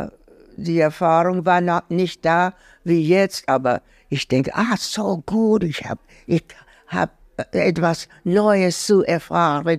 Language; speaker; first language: German; non-native, learner; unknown